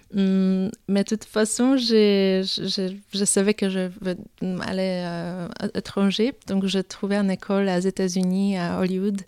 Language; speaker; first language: French; non-native, fluent; Polish